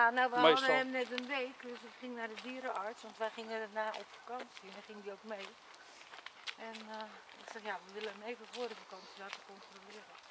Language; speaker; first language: Dutch; native; Dutch